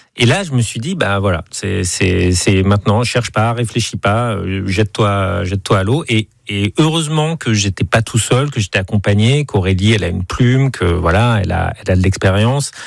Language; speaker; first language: French; native; French